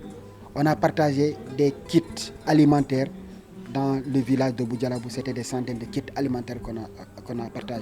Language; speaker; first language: French; non-native, local second language; Wolof